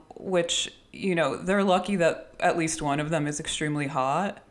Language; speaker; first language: English; early bilingual, other home language; Russian